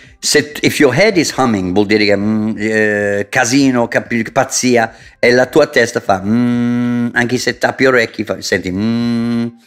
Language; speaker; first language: Italian; non-native, fluent; English